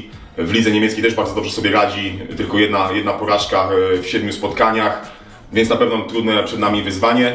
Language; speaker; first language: Polish; native; Polish